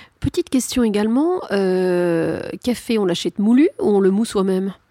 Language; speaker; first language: French; native; French